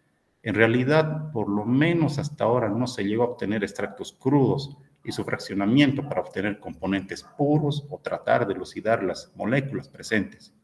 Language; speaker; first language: Spanish; native; Spanish